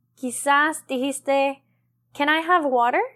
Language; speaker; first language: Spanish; non-native, learner; English